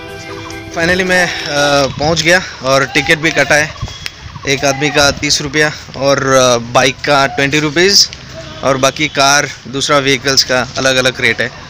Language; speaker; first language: Hindi; non-native, local second language; Assamese